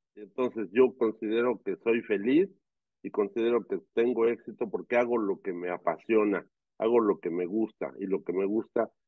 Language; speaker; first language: Spanish; native; Spanish